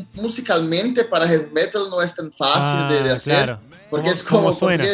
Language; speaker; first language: Spanish; non-native, learner; Portuguese